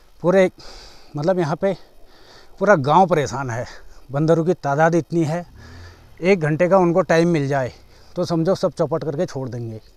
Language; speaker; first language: Hindi; native; Hindi